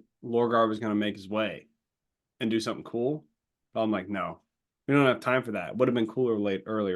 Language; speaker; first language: English; native; English